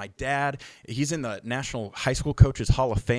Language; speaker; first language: English; native; English